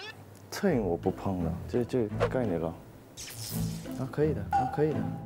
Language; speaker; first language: Chinese; non-native, fluent; Korean